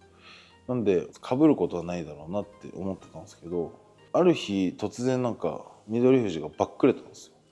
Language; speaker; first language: Japanese; native; Japanese